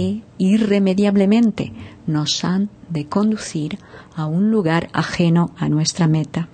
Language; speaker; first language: Spanish; native; Spanish